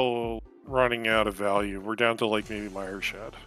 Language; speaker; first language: English; native; English